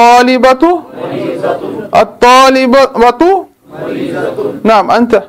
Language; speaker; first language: Arabic; non-native, fluent; Urdu